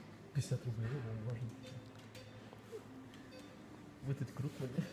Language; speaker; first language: Russian; native; Russian